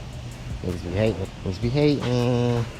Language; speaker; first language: English; native; English